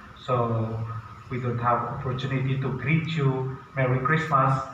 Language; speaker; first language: English; non-native, local second language; Filipino